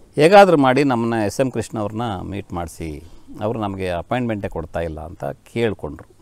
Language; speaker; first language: Kannada; native; Kannada